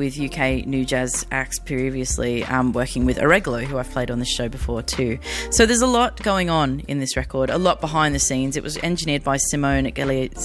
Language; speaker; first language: English; native; English